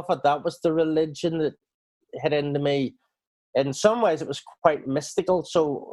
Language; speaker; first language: English; native; English